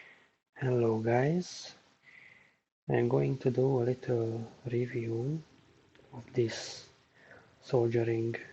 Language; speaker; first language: English; non-native, fluent; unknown